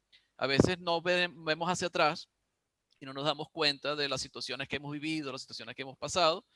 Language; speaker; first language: Spanish; native; Spanish